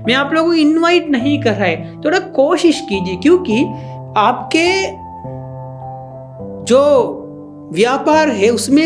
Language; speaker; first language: Hindi; non-native, fluent; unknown